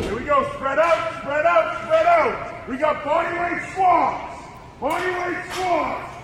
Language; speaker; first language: English; non-native, fluent; Indonesian